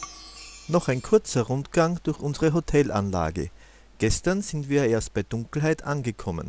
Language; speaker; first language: German; native; German